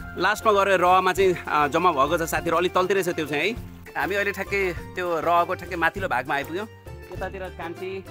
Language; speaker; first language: Nepali; non-native, local second language; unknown